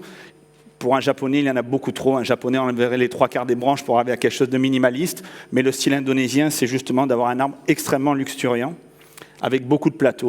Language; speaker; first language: French; native; French